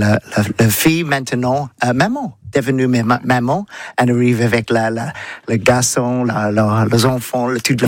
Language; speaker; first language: French; non-native, learner; English